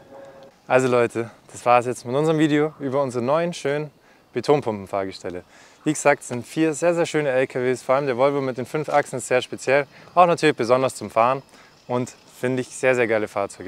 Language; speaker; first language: German; native; German